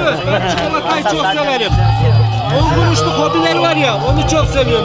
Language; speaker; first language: Turkish; native; Turkish